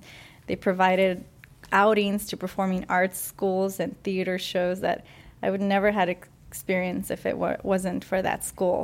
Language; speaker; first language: English; early bilingual, other home language; Spanish